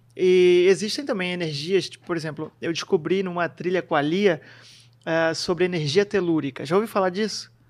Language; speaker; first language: Portuguese; native; Portuguese